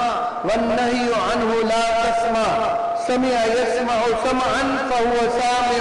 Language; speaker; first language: Arabic; non-native, fluent; Urdu